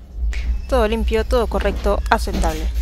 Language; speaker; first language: Spanish; native; Spanish